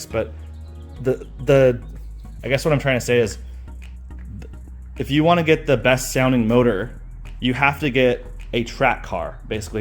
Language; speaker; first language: English; native; English